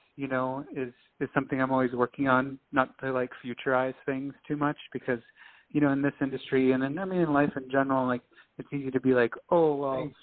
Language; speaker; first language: English; native; English